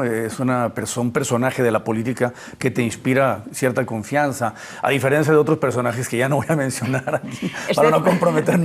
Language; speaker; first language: Spanish; native; Spanish